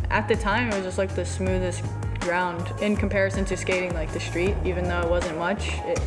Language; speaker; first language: English; native; English